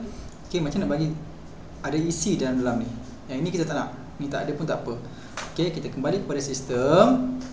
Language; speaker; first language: Malay; native; Malay